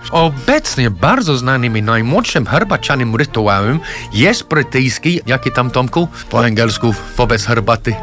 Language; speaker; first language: Polish; non-native, fluent; English